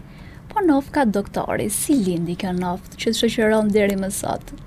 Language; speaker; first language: Albanian; native; Albanian